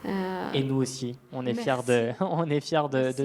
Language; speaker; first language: French; native; French